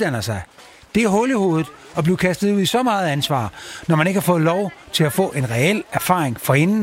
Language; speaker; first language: Danish; native; Danish